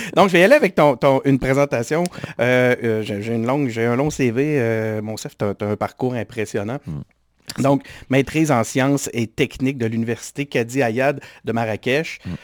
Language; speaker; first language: French; native; French